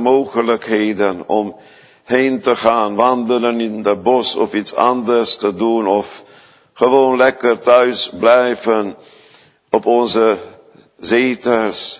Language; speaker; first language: Dutch; non-native, fluent; Hungarian